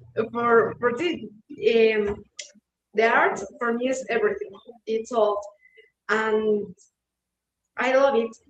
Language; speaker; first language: English; non-native, learner; Spanish